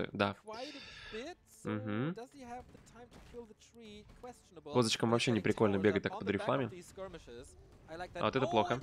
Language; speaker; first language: Russian; native; Russian